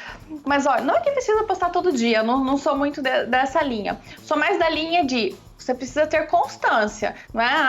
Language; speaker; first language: Portuguese; native; Portuguese